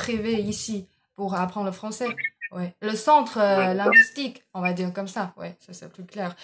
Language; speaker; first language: French; non-native, fluent; Chinese